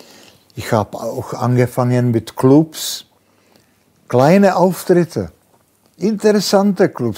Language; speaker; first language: German; non-native, fluent; Czech